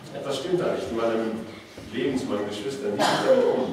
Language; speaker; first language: German; non-native, fluent; Norwegian